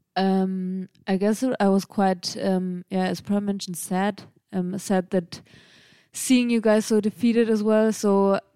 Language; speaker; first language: English; non-native, fluent; German